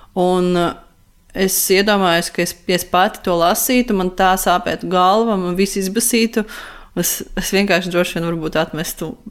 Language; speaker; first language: Latvian; non-native, local second language; Russian